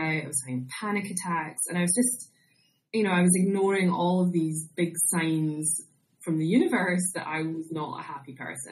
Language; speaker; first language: English; native; English